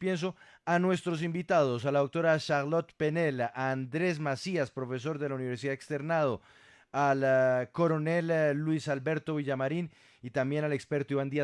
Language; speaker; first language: Spanish; native; Spanish